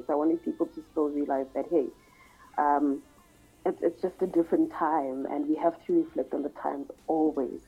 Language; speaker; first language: English; non-native, local second language; Southern Sotho